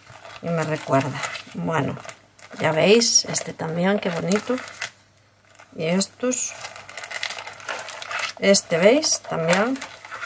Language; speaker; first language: Spanish; native; Spanish